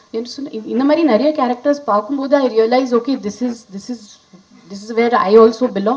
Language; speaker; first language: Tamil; non-native, fluent; Hindi